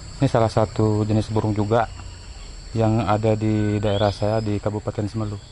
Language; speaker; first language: Indonesian; non-native, local second language; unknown